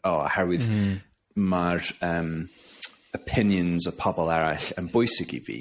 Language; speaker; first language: Welsh; non-native, local second language; English